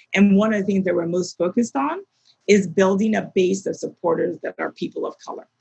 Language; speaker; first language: English; native; English